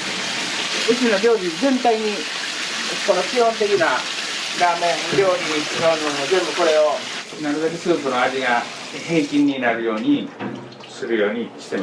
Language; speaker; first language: Japanese; native; Japanese